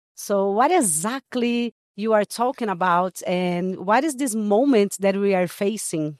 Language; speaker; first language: English; non-native, fluent; Portuguese